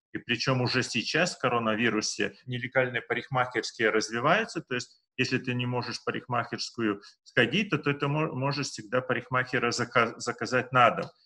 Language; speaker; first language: Russian; non-native, local second language; Lithuanian